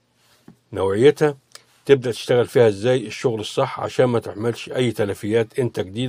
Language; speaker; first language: Arabic; native; Arabic